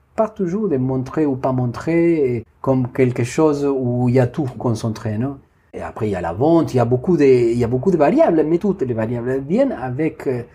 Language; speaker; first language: French; non-native, fluent; Spanish